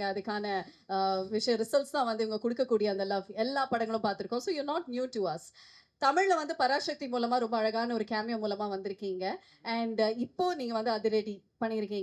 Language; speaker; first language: Tamil; native; Tamil